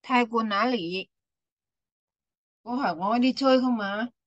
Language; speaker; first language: Chinese; non-native, fluent; Vietnamese